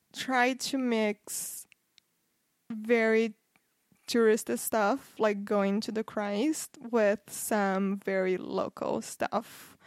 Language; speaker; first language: English; non-native, fluent; Portuguese